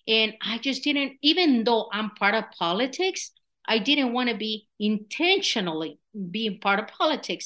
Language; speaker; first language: English; non-native, fluent; Spanish